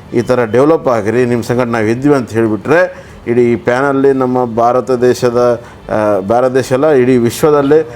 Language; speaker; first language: Kannada; non-native, local second language; Lambadi